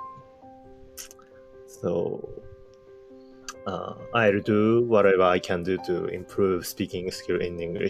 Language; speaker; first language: English; non-native, learner; Japanese